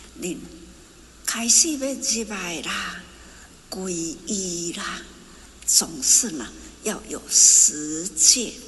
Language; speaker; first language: Chinese; non-native, local second language; Min Nan Chinese